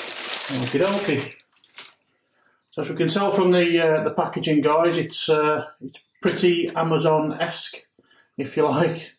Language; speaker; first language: English; native; English